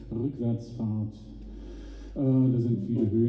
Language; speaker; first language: German; native; German